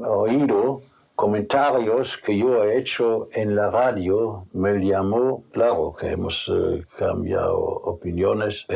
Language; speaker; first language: Spanish; non-native, fluent; German